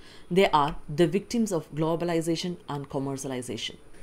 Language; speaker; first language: English; non-native, local second language; Malayalam